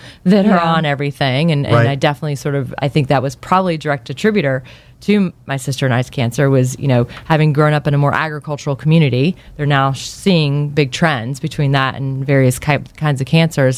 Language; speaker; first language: English; native; English